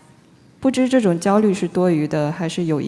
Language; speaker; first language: Chinese; native; Chinese